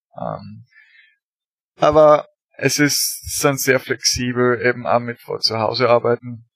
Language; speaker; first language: German; native; German